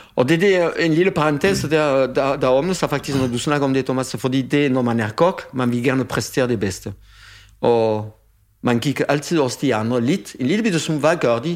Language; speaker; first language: Danish; non-native, fluent; French